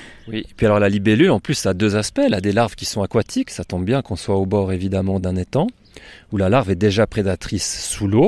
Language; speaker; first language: French; native; French